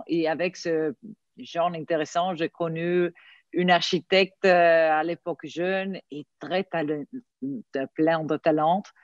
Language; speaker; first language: French; non-native, fluent; Italian